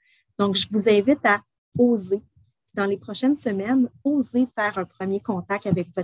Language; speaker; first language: French; native; French